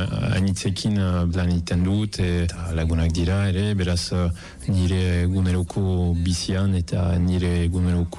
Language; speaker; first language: Basque; non-native, fluent; Italian